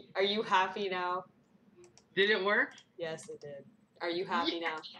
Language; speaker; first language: English; native; English